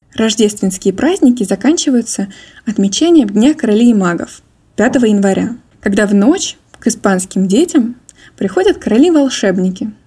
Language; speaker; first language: Russian; native; Russian